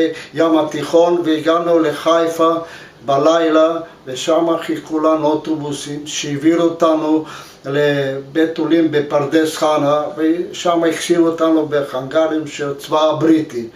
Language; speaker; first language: Hebrew; non-native, fluent; Bulgarian